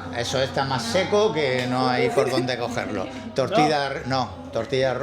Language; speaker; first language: Spanish; native; Spanish